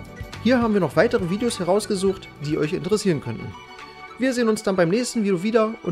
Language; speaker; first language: German; native; German